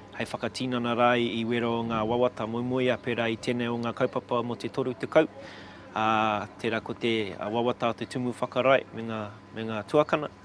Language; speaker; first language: Māori; non-native, local second language; English